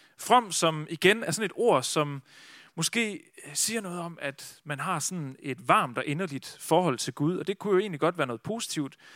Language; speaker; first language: Danish; native; Danish